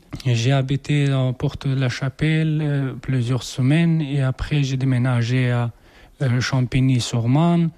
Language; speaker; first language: French; non-native, learner; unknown